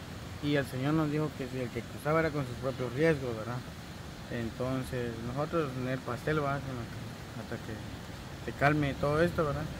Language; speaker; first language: Spanish; native; Spanish